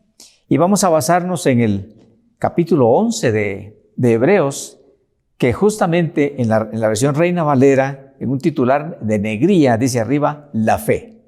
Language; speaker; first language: Spanish; native; Spanish